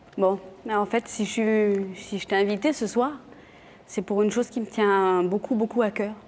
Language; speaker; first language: French; native; French